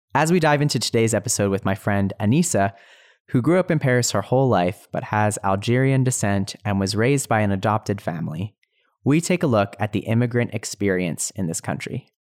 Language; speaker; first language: English; native; English